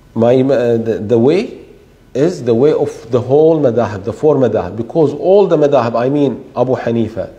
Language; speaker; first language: English; non-native, fluent; Arabic